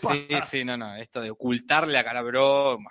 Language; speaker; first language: Spanish; native; Spanish